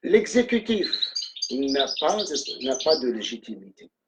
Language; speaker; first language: French; non-native, local second language; Arabic